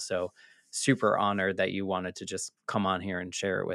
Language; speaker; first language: English; native; English